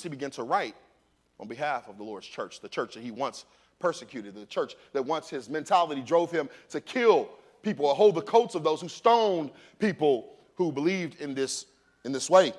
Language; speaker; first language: English; native; English